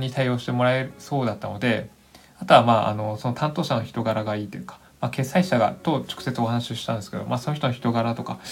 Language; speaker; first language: Japanese; native; Japanese